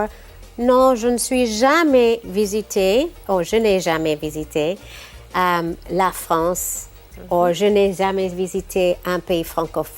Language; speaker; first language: French; non-native, fluent; English